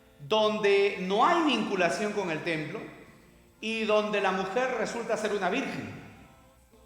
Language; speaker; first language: Spanish; native; Spanish